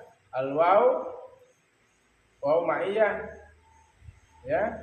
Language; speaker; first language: Arabic; non-native, fluent; Sasak